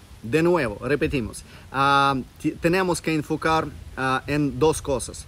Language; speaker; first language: Spanish; non-native, fluent; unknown